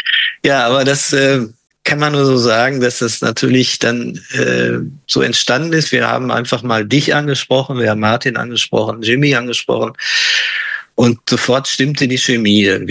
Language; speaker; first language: German; native; German